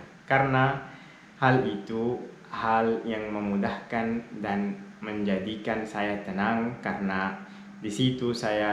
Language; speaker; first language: Indonesian; non-native, fluent; Arabic